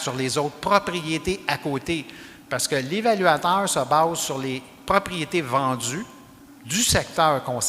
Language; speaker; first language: French; native; French